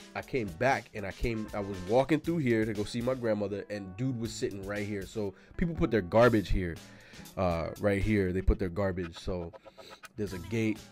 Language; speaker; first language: English; native; English